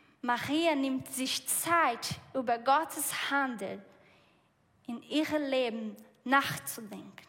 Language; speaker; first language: German; non-native, fluent; Portuguese